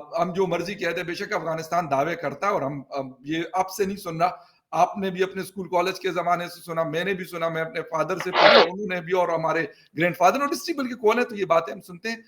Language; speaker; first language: Urdu; non-native, local second language; Pashto